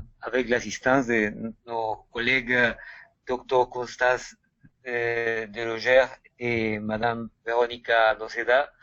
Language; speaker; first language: French; non-native, fluent; Spanish